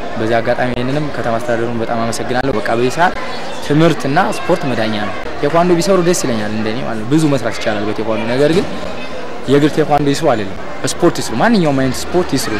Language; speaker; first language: Amharic; native; Amharic